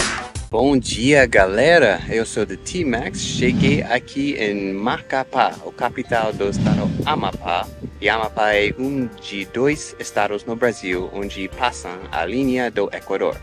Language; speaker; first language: Portuguese; non-native, fluent; English